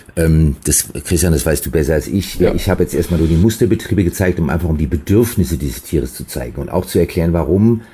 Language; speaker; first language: German; native; German